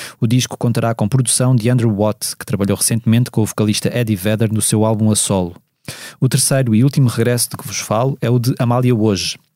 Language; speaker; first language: Portuguese; native; Portuguese